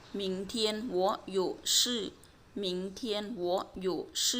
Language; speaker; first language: Chinese; non-native, fluent; Thai